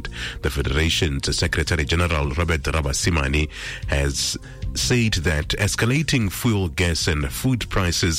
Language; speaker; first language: English; non-native, local second language; Tswana